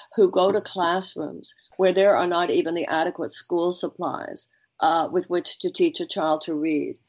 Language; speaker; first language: English; native; English